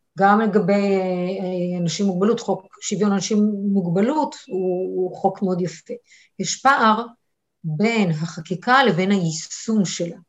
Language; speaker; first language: Hebrew; native; Hebrew